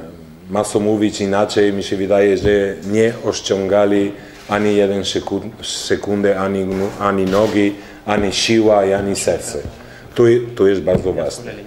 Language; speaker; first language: Polish; non-native, learner; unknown